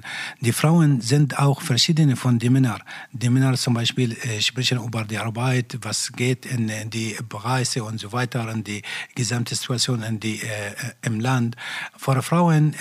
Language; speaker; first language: German; non-native, learner; Arabic